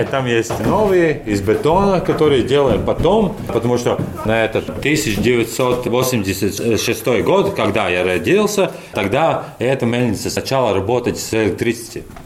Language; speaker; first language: Russian; non-native, learner; Latvian